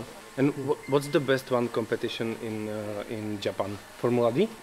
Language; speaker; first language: English; non-native, learner; Czech